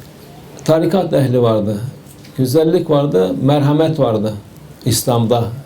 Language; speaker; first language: Turkish; native; Turkish